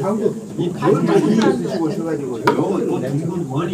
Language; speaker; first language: Korean; native; Korean